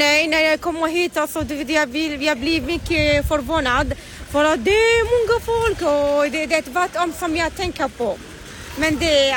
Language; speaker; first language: Swedish; non-native, fluent; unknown